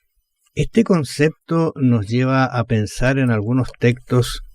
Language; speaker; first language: Spanish; native; Spanish